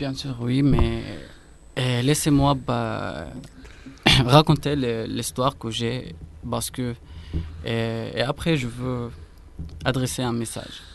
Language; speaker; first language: French; non-native, fluent; Arabic